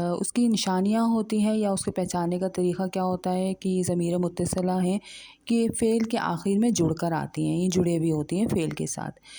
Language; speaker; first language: Urdu; native; Urdu